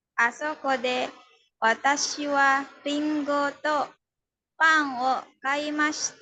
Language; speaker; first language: Japanese; non-native, learner; Indonesian